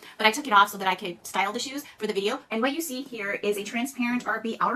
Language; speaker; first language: English; native; English